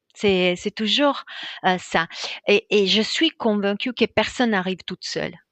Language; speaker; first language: French; non-native, fluent; Italian